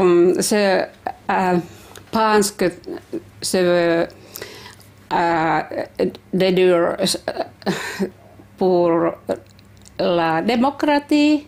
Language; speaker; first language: French; non-native, learner; Finnish